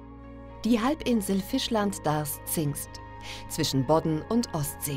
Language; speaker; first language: German; native; German